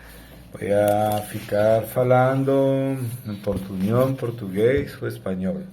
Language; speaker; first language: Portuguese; non-native, learner; Spanish